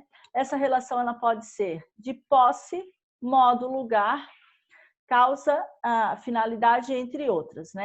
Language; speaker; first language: Portuguese; native; Portuguese